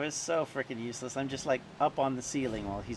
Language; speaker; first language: English; native; English